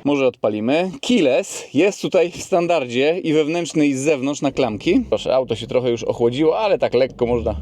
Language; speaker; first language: Polish; native; Polish